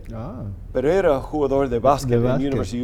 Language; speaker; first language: Spanish; non-native, fluent; English